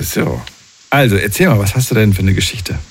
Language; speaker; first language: German; native; German